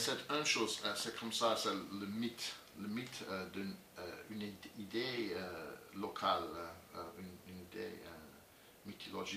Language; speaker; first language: French; non-native, learner; English